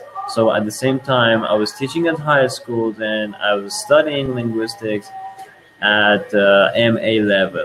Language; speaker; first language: English; non-native, fluent; Persian